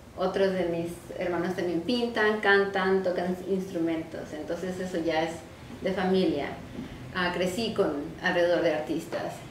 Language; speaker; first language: Spanish; native; Spanish